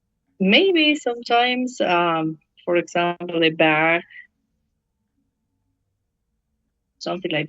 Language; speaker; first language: English; non-native, learner; Spanish